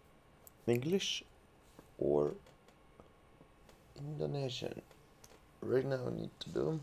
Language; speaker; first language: English; non-native, learner; Russian